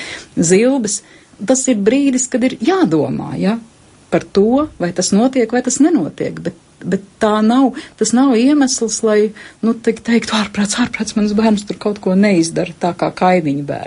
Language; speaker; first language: Latvian; native; Latvian